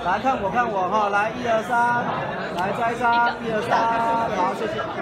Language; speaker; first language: Chinese; native; Chinese